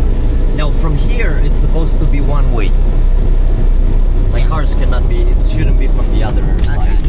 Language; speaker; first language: English; non-native, local second language; Italian